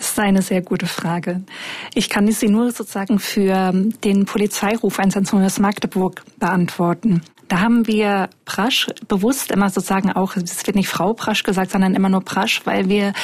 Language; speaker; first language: German; native; German